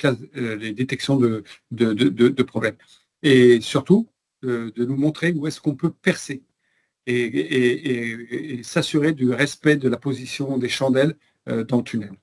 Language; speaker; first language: French; native; French